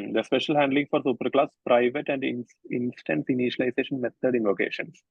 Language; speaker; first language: English; non-native, local second language; Malayalam